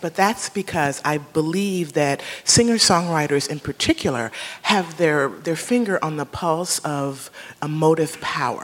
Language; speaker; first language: English; native; English